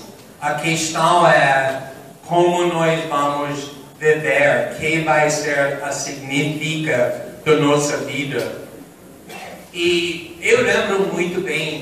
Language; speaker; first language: Portuguese; non-native, fluent; English